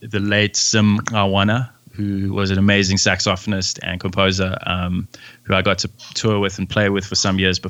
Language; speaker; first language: English; native; English